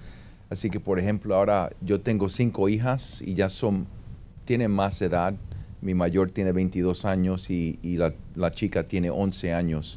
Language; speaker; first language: Spanish; early bilingual, heritage; Spanish